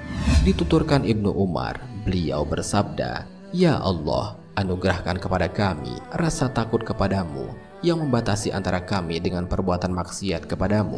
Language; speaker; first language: Indonesian; native; Indonesian